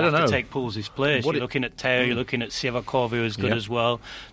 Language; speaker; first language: English; native; English